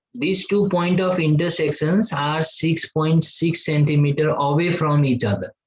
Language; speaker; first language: English; non-native, local second language; Nepali